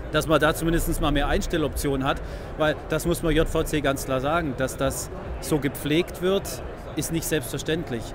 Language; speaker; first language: German; native; German